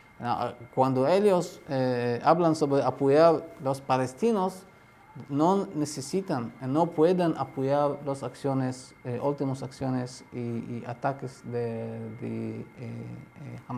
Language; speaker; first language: Spanish; non-native, learner; Arabic